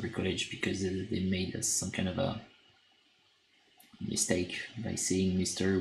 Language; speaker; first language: English; non-native, fluent; French